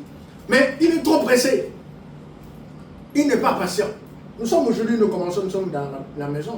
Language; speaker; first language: French; non-native, local second language; Lingala